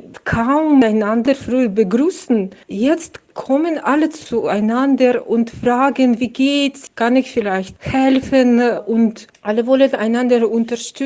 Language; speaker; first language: German; non-native, fluent; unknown